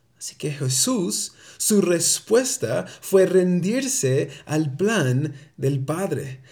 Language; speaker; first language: Spanish; early bilingual, heritage; Spanish